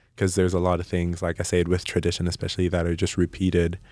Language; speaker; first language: English; non-native, local second language; Nyanja